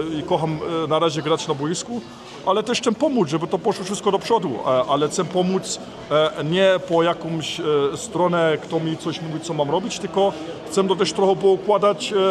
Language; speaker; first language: Polish; early bilingual, heritage; Polish